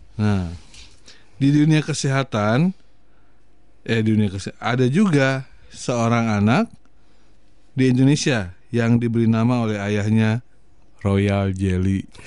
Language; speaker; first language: Indonesian; non-native, local second language; Sundanese